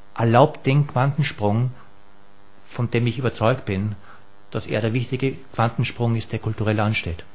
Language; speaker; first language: German; native; German